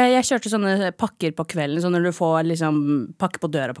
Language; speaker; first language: Norwegian; native; Norwegian